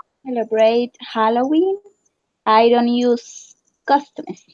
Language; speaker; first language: English; non-native, learner; Spanish